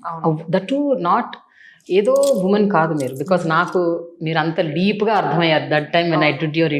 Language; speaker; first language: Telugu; native; Telugu